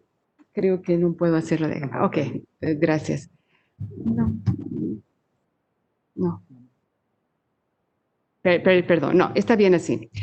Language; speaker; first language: Spanish; non-native, fluent; Portuguese